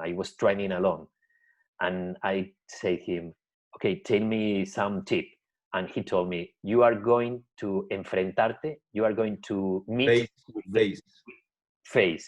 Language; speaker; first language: English; non-native, learner; Spanish